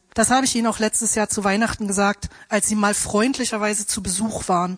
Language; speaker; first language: German; native; German